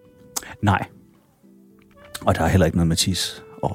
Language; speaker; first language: Danish; native; Danish